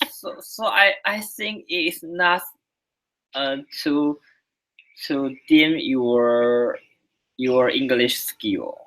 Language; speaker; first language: English; non-native, learner; Chinese